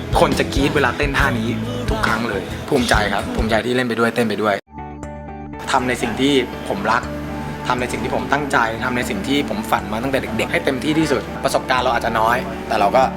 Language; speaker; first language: Thai; native; Thai